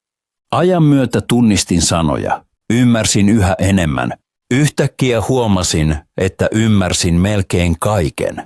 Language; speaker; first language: Finnish; non-native, fluent; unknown